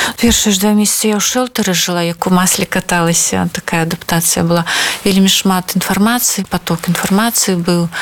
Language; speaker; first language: Belarusian; non-native, local second language; Russian